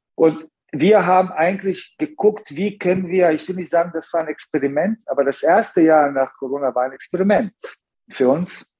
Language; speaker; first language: German; early bilingual, other home language; Serbian